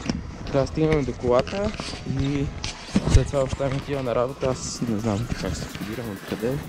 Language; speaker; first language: Bulgarian; native; Bulgarian